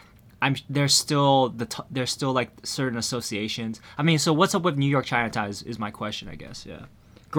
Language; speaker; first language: English; early bilingual, other home language; Min Nan Chinese